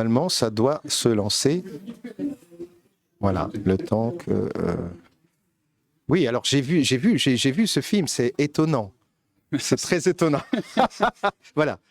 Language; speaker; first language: French; native; French